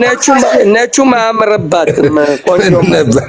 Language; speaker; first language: Amharic; non-native, fluent; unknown